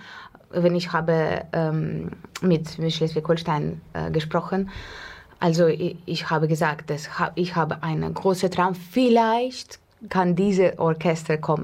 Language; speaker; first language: German; non-native, learner; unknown